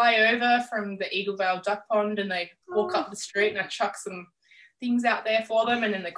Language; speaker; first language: English; native; English